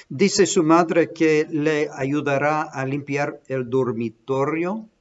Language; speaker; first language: Spanish; non-native, fluent; English